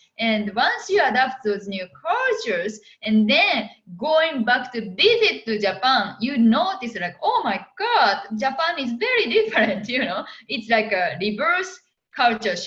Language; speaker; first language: English; non-native, fluent; Japanese